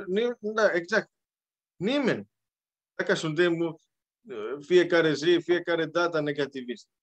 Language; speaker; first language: Romanian; non-native, learner; Greek